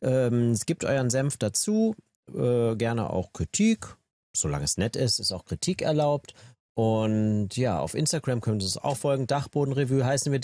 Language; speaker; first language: German; native; German